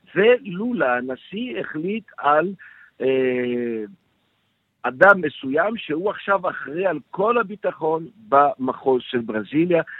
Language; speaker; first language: Hebrew; non-native, fluent; Portuguese